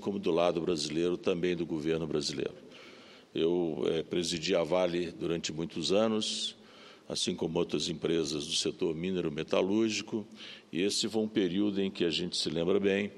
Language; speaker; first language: Portuguese; native; Portuguese